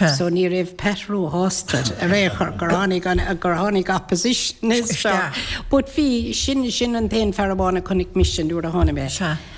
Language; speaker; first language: Irish; native; Irish